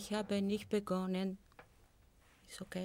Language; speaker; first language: German; non-native, fluent; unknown